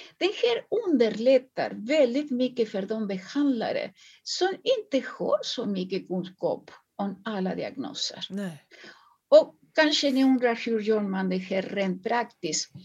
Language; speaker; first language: Swedish; non-native, fluent; Spanish